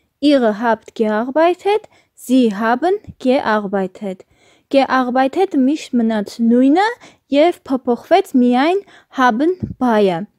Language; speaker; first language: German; non-native, fluent; Armenian